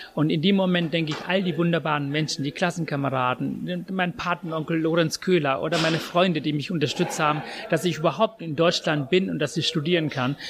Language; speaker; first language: German; non-native, fluent; Tamil